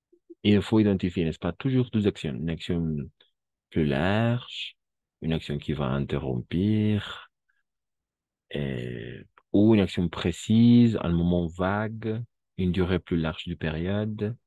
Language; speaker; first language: French; non-native, fluent; Spanish